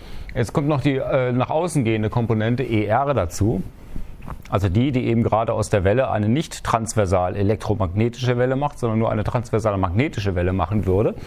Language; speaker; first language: German; native; German